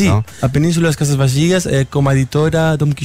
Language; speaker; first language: Portuguese; non-native, learner; Spanish